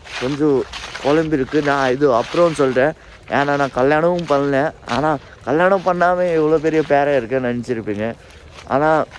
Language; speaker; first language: Tamil; non-native, learner; Nepali